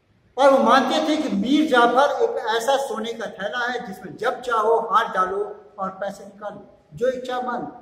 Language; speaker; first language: Hindi; native; Hindi